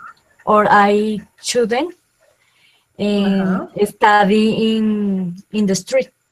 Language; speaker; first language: English; non-native, learner; Spanish